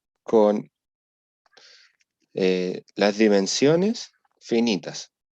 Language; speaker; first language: Spanish; native; Spanish